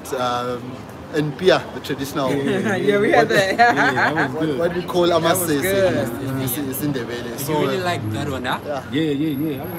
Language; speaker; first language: English; non-native, local second language; North Ndebele